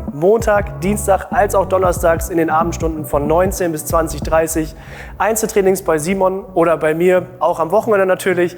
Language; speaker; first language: German; native; German